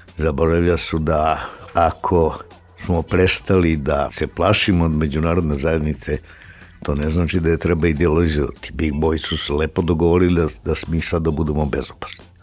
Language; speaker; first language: Serbian; native; Serbian